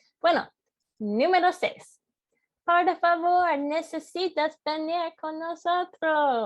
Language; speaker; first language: Spanish; non-native, fluent; English